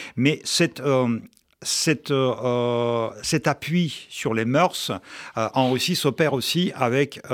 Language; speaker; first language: French; non-native, fluent; Russian